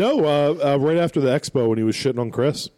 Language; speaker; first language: English; native; English